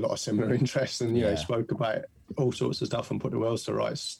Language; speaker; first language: English; native; English